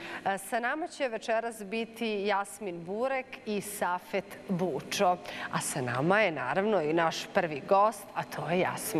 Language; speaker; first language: Bosnian; native; Bosnian